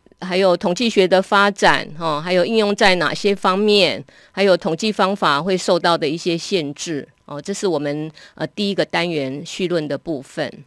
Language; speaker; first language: Chinese; native; Chinese